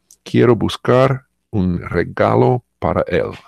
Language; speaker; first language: Spanish; non-native, learner; English